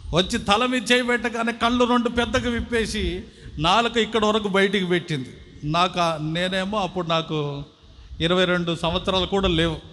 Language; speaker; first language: Telugu; non-native, local second language; Tamil